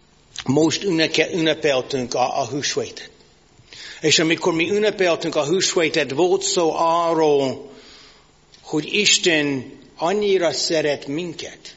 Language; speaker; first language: Hungarian; non-native, fluent; English